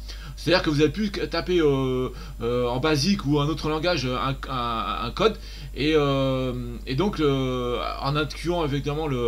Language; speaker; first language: French; native; French